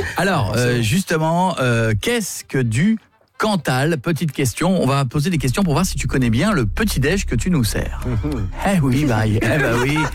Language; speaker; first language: French; native; French